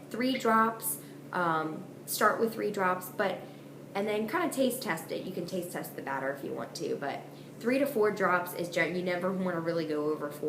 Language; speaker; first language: English; native; English